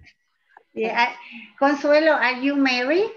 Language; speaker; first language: English; non-native, fluent; Spanish